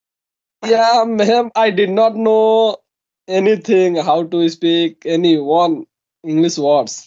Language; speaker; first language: English; non-native, local second language; Hindi